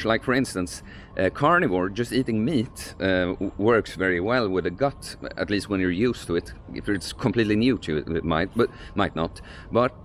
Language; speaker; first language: English; non-native, fluent; Swedish